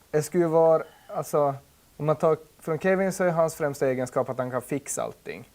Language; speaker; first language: Swedish; native; Swedish